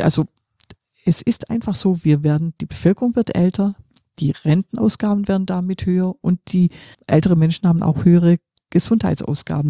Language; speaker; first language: German; native; German